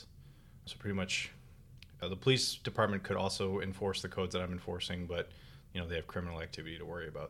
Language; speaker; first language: English; native; English